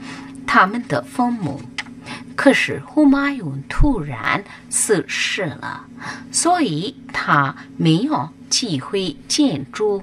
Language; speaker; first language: Chinese; non-native, learner; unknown